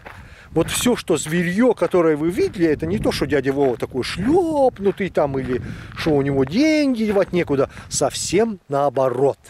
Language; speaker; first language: Russian; native; Russian